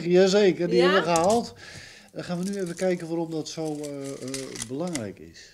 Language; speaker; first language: Dutch; native; Dutch